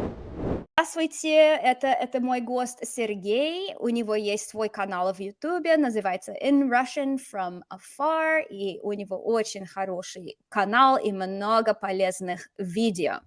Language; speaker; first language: Russian; non-native, fluent; English